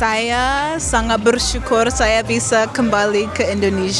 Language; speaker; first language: Indonesian; non-native, learner; English